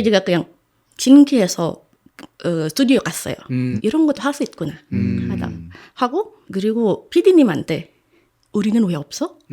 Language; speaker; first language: Korean; non-native, fluent; Indonesian